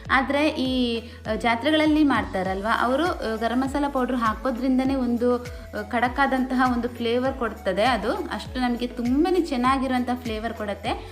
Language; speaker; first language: Kannada; non-native, local second language; Tulu